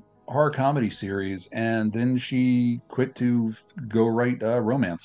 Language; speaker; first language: English; native; English